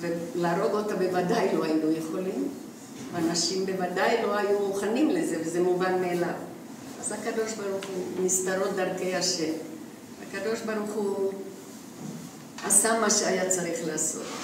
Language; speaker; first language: Hebrew; non-native, fluent; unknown